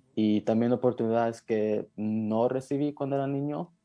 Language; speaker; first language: Spanish; early bilingual, heritage; Spanish